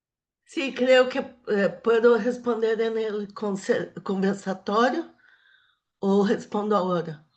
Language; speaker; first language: Spanish; non-native, fluent; Portuguese